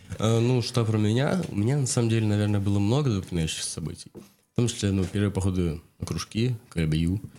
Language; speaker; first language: Russian; native; Russian